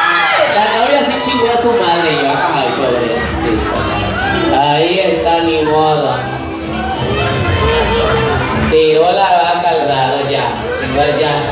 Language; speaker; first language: Spanish; native; Spanish